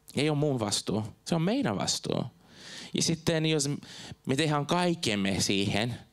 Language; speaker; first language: Finnish; non-native, fluent; Portuguese